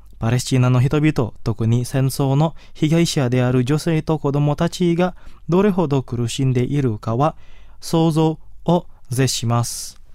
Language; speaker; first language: Japanese; non-native, fluent; Indonesian